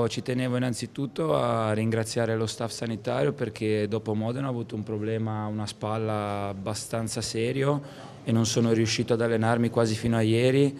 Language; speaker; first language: Italian; native; Italian